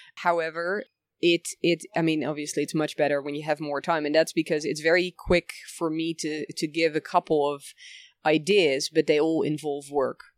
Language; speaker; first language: English; early bilingual, other home language; Dutch